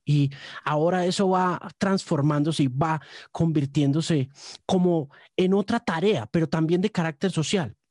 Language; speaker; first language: Spanish; native; Spanish